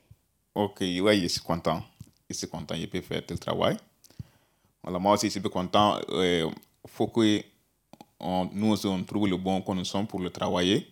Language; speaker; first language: French; non-native, learner; Bambara